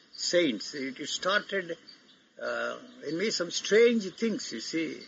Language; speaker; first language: English; non-native, local second language; Telugu